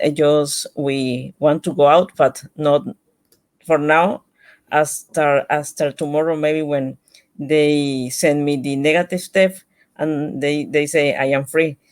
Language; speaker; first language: English; non-native, learner; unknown